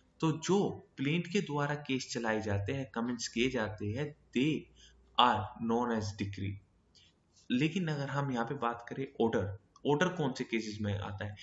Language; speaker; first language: Hindi; native; Hindi